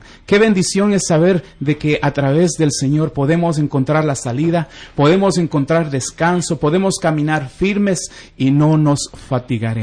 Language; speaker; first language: Spanish; native; Spanish